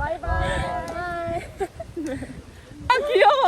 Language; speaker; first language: English; non-native, learner; Korean